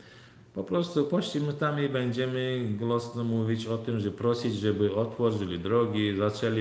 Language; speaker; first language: Polish; non-native, learner; Turkmen